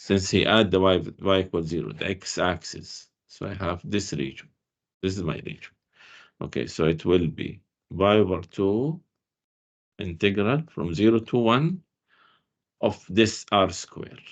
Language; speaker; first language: English; non-native, fluent; Arabic